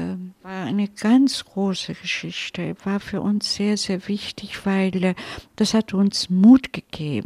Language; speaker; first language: German; non-native, fluent; Italian